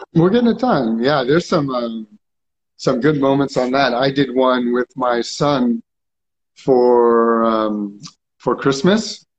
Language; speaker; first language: English; early bilingual, other home language; Greek